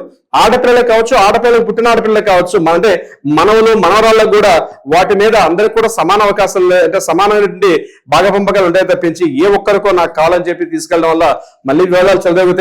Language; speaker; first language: Telugu; native; Telugu